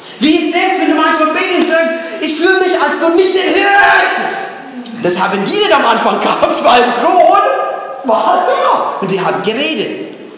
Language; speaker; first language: German; non-native, fluent; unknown